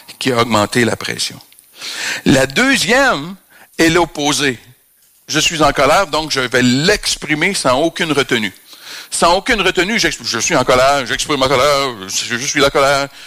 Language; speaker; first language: French; native; French